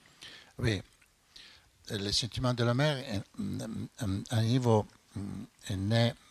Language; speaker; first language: French; non-native, fluent; Italian